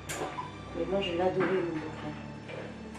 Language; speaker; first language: French; native; French